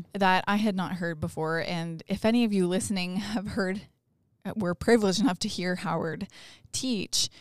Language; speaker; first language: English; native; English